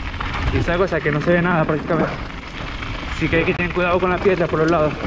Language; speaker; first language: Spanish; native; Spanish